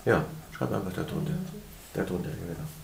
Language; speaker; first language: German; native; German